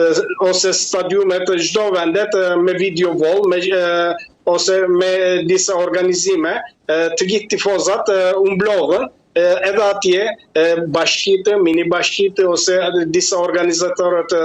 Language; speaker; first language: Albanian; early bilingual, heritage; Albanian